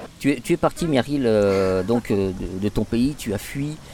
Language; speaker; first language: French; native; French